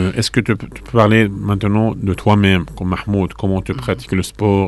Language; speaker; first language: French; non-native, fluent; Arabic